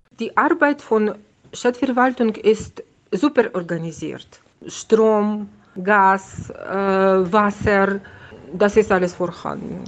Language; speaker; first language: German; non-native, fluent; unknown